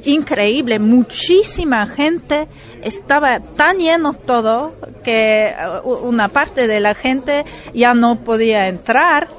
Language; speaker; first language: Spanish; non-native, fluent; German